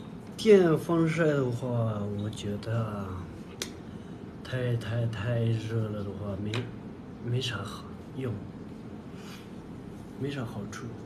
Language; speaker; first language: Chinese; non-native, local second language; Tibetan